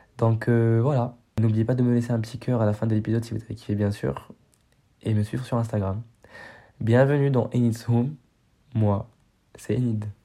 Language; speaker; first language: French; non-native, local second language; Arabic